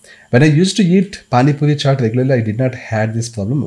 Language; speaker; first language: English; non-native, local second language; Telugu